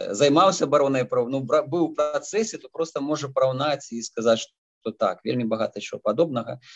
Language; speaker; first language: Belarusian; native; Belarusian